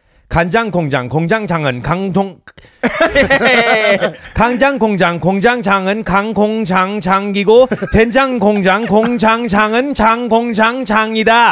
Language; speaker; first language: Korean; early bilingual, other home language; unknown